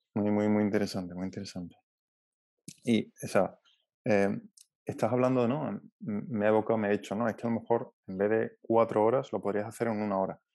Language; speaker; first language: Spanish; native; Spanish